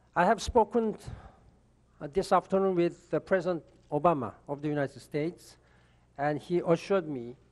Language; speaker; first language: English; non-native, fluent; Korean